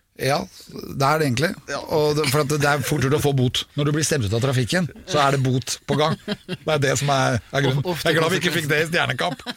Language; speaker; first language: Norwegian; native; Norwegian